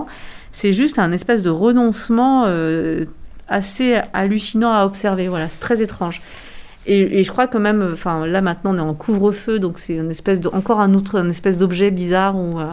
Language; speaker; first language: French; native; French